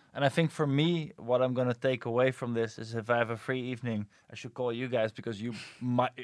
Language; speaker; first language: English; non-native, fluent; Dutch